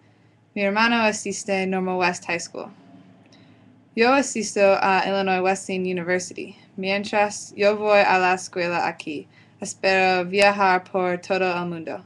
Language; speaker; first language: Spanish; non-native, learner; English